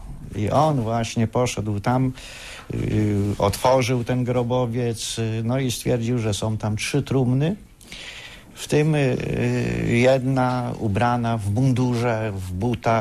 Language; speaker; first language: Polish; native; Polish